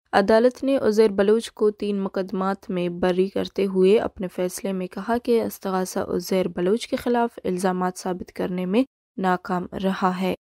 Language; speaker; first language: Urdu; non-native, local second language; Baluchi